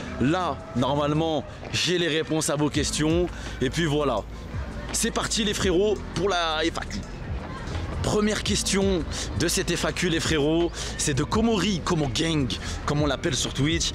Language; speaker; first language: French; native; French